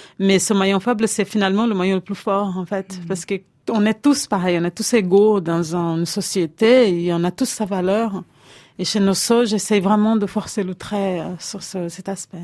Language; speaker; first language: French; non-native, fluent; Portuguese